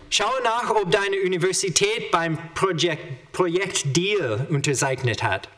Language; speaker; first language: German; non-native, learner; English